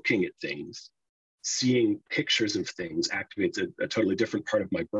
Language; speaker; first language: English; native; English